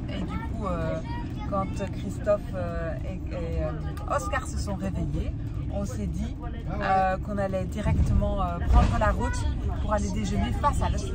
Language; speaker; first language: French; native; French